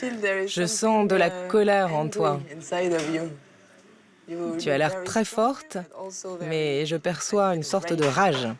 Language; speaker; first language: French; native; French